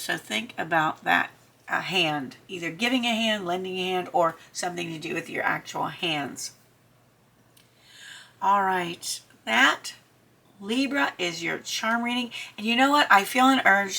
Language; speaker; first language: English; native; English